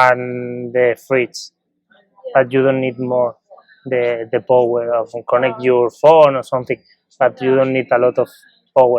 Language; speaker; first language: English; non-native, learner; Spanish